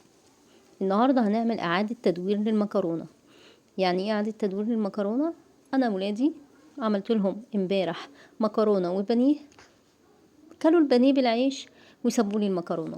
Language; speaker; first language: Arabic; native; Arabic